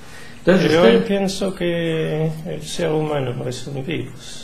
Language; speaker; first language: Spanish; non-native, learner; French